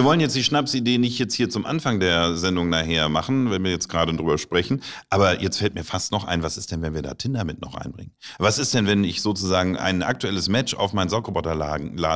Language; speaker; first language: German; native; German